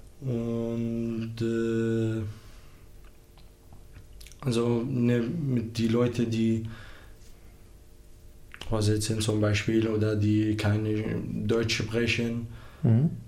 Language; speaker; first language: German; non-native, learner; Arabic